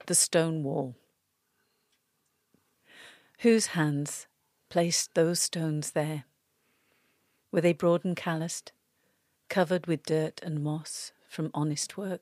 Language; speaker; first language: English; native; English